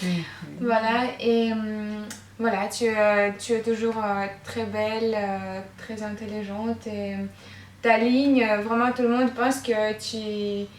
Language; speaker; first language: French; non-native, fluent; Russian